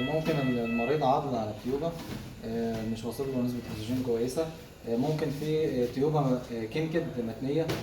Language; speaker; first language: Arabic; native; Arabic